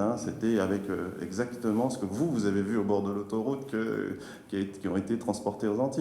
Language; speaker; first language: French; native; French